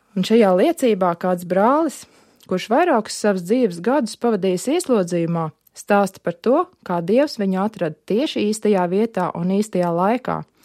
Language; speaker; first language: Latvian; native; Latvian